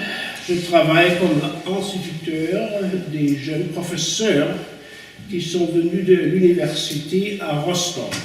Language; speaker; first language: French; non-native, learner; German